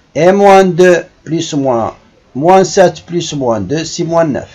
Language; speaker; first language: French; non-native, local second language; Arabic